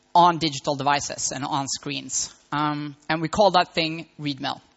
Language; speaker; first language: English; non-native, fluent; Swedish